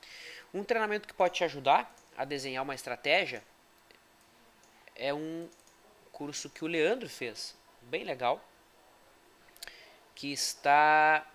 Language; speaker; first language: Portuguese; native; Portuguese